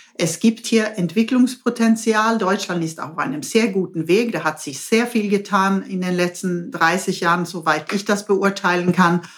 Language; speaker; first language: German; non-native, fluent; Swedish